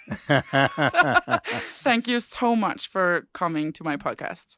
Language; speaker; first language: English; non-native, fluent; Norwegian